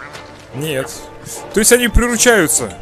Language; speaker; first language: Russian; native; Russian